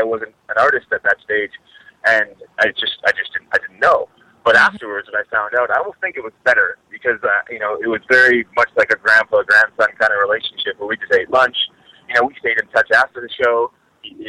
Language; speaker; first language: English; native; English